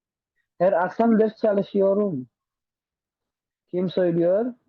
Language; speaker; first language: Turkish; non-native, fluent; Indonesian